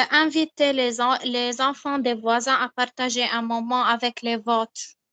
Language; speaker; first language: French; non-native, learner; Arabic